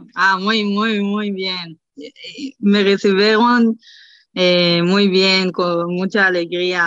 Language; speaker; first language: Spanish; non-native, learner; Hebrew